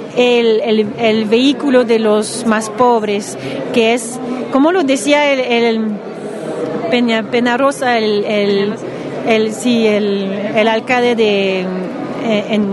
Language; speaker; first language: Spanish; non-native, fluent; English